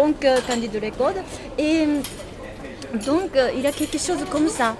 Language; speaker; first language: French; non-native, learner; Japanese